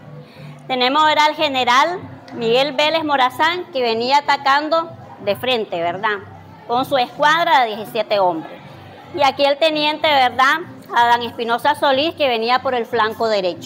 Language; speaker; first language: Spanish; native; Spanish